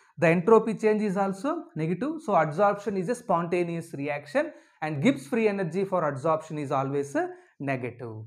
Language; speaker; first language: English; non-native, local second language; Telugu